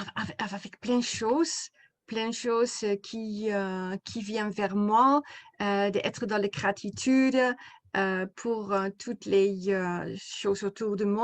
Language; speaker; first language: French; non-native, fluent; Dutch